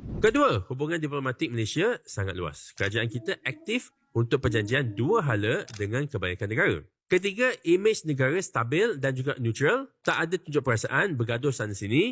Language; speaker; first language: Malay; native; Malay